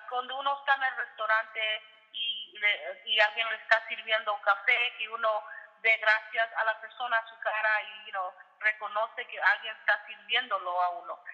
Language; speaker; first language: Spanish; early bilingual, other home language; English